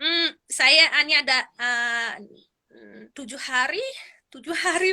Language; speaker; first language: Indonesian; non-native, fluent; English